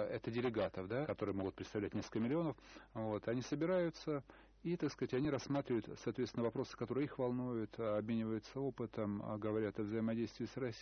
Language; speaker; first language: Russian; native; Russian